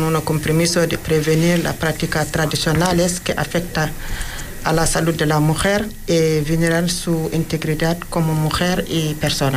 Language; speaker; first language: Spanish; non-native, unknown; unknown